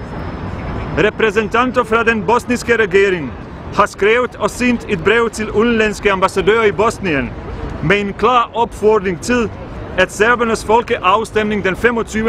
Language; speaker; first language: Danish; non-native, fluent; Bosnian